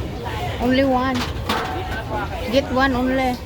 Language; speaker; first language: English; non-native, learner; Filipino